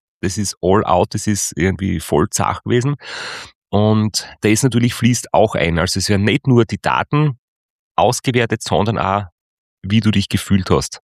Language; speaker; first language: German; native; German